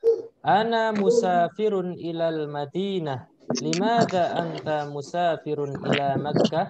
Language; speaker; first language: Arabic; non-native, fluent; Indonesian